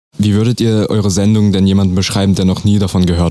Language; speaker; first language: German; native; German